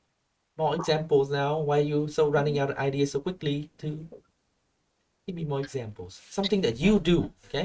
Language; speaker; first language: English; non-native, fluent; Vietnamese